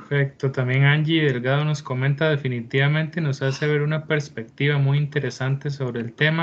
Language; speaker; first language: Spanish; native; Spanish